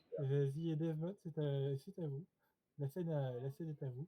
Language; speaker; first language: French; native; French